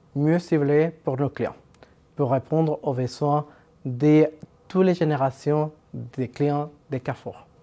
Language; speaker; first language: French; non-native, fluent; Spanish